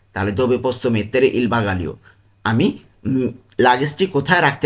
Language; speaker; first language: Italian; non-native, learner; Bangla